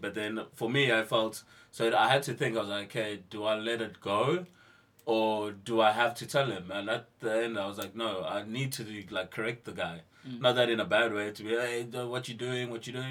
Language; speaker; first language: English; non-native, local second language; Xhosa